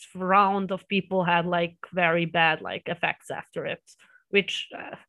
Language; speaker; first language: English; early bilingual, other home language; Serbian